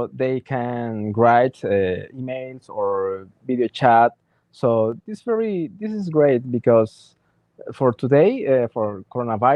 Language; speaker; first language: English; non-native, learner; Spanish